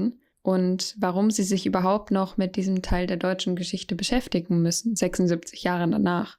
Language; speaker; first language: German; native; German